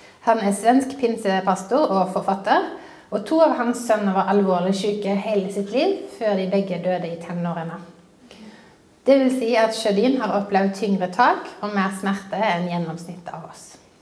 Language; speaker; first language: Norwegian; native; Norwegian